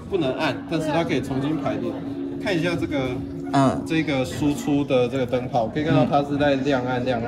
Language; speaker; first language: Chinese; native; Chinese